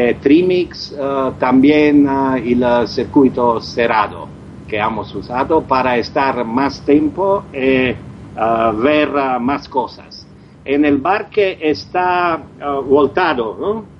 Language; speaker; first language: Spanish; non-native, learner; Croatian